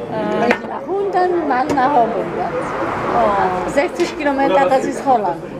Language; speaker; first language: German; non-native, learner; Polish